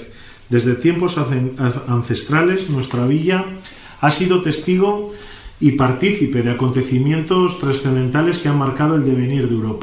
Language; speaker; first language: Spanish; native; Spanish